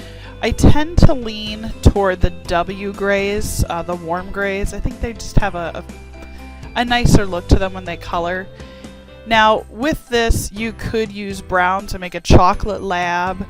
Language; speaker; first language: English; native; English